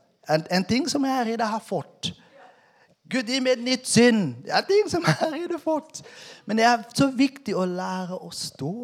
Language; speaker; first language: Norwegian; non-native, fluent; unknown